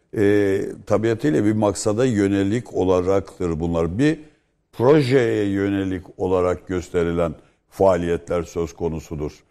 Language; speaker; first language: Turkish; native; Turkish